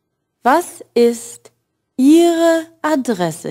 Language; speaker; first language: German; non-native, fluent; English